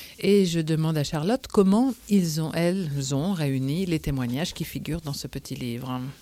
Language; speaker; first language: French; native; French